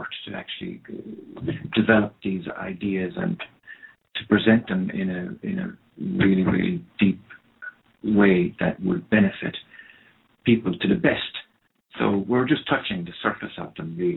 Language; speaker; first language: English; non-native, local second language; Irish